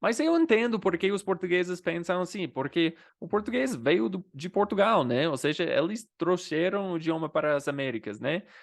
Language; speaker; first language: Portuguese; non-native, fluent; English